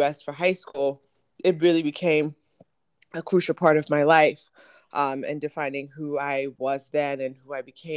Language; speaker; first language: English; non-native, local second language; Akan